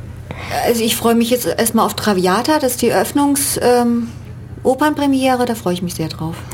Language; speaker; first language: German; native; German